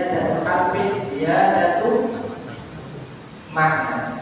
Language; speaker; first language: Arabic; non-native, fluent; Indonesian